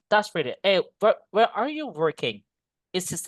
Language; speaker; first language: English; non-native, fluent; Indonesian